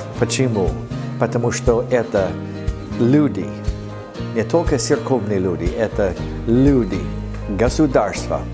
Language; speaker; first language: Russian; non-native, fluent; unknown